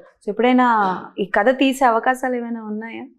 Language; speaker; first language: Telugu; native; Telugu